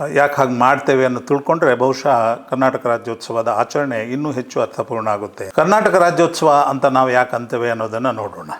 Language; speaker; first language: Kannada; non-native, local second language; Urdu